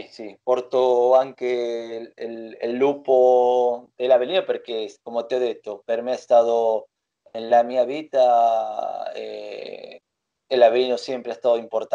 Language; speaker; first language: Italian; non-native, fluent; Spanish